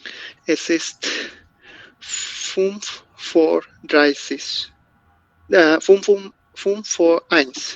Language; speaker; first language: German; non-native, learner; Bangla